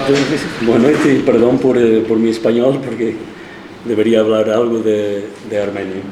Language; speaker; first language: Spanish; non-native, fluent; Portuguese